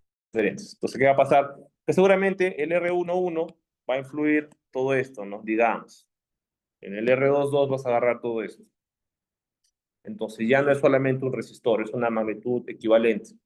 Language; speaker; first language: Spanish; native; Spanish